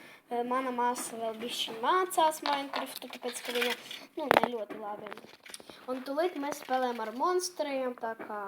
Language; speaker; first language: Latvian; non-native, local second language; Russian